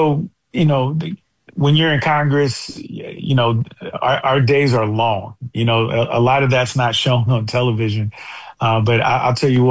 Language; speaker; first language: English; native; English